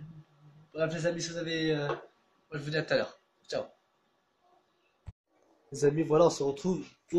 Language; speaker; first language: French; native; French